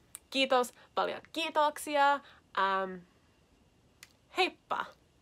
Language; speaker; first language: Finnish; non-native, learner; English